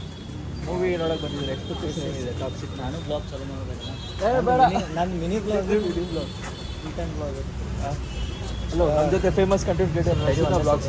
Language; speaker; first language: Kannada; native; Kannada